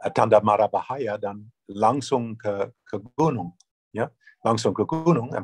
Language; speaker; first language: Indonesian; non-native, fluent; English